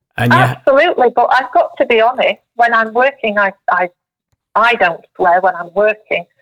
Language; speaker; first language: English; native; English